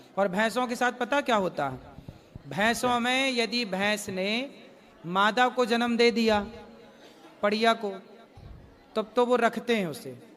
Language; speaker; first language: Hindi; native; Hindi